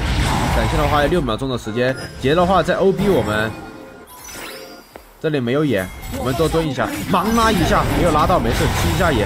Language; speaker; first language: Chinese; native; Chinese